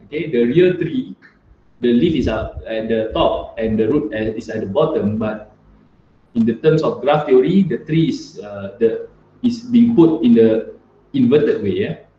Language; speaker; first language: English; non-native, local second language; Malay